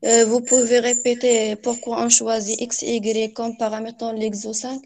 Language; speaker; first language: French; non-native, local second language; Arabic